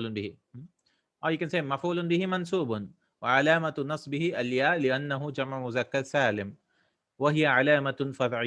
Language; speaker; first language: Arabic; non-native, fluent; English